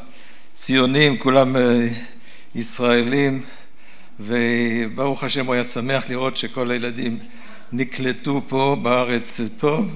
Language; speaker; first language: Hebrew; early bilingual, other home language; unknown